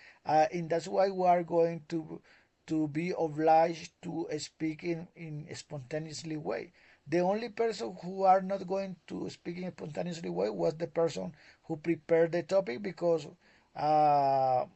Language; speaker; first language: English; non-native, learner; Spanish